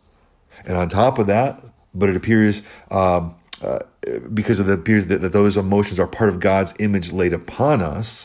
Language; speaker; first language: English; native; English